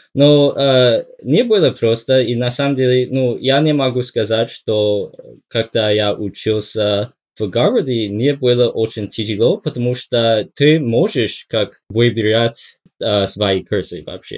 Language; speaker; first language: Russian; non-native, fluent; English